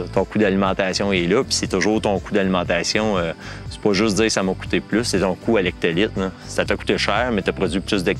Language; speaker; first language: French; native; French